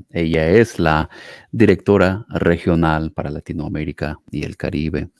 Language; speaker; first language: Spanish; non-native, fluent; English